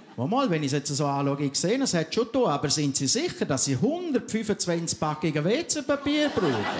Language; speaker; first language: German; native; German